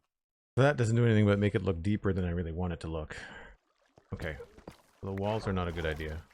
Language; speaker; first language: English; native; English